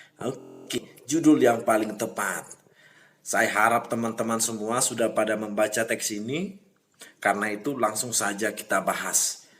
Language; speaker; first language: Indonesian; native; Indonesian